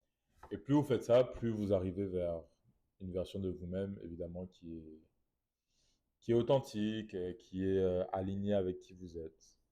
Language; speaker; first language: French; native; French